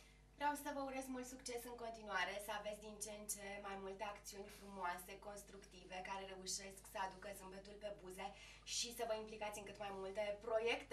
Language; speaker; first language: Romanian; native; Romanian